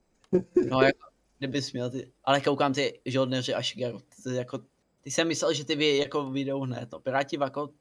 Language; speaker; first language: Czech; native; Czech